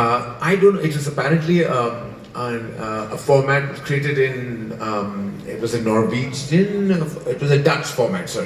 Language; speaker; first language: English; non-native, local second language; Hindi